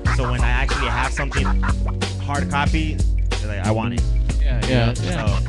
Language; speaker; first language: English; native; English